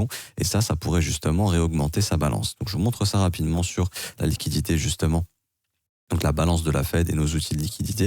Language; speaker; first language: French; native; French